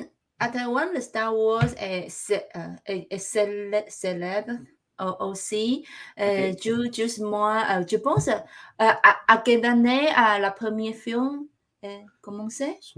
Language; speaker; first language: French; non-native, learner; Chinese